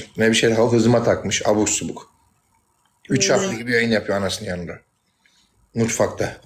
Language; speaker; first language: Turkish; native; Turkish